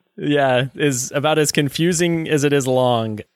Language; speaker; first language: English; native; English